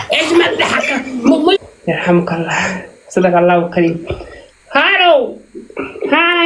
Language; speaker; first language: Arabic; non-native, learner; Oromo